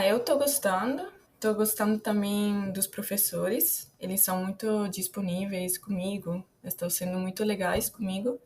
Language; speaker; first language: Portuguese; non-native, fluent; Italian